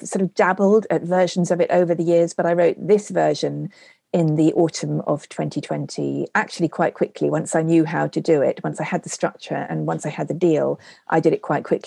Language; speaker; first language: English; native; English